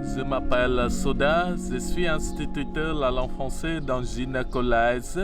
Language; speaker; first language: French; non-native, learner; Khmer